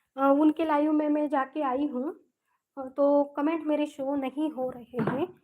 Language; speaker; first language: Hindi; non-native, local second language; Marathi